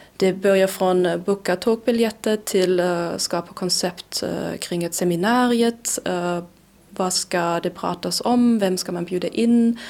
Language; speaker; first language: Swedish; non-native, fluent; German